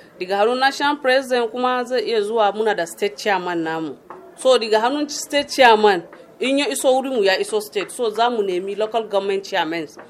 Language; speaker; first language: Hausa; non-native, local second language; Fula